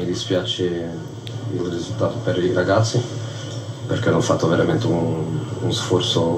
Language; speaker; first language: Italian; non-native, fluent; Portuguese